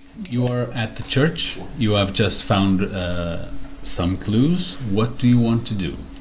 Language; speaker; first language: English; non-native, fluent; Portuguese